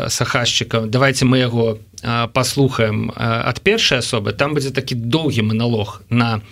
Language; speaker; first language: Belarusian; non-native, local second language; Russian